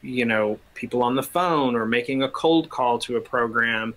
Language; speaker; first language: English; native; English